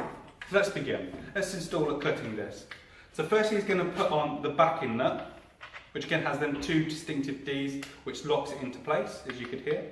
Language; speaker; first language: English; native; English